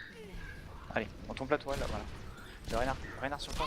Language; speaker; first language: French; native; French